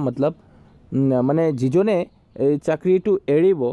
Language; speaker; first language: Hindi; non-native, local second language; Assamese